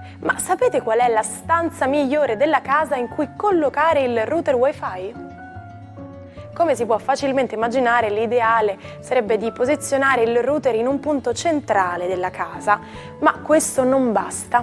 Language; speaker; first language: Italian; native; Italian